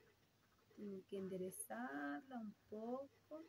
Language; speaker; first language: Spanish; non-native, fluent; Portuguese